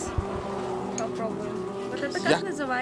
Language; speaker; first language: Russian; non-native, local second language; Tajik